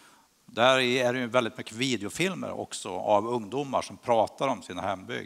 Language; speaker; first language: Swedish; native; Swedish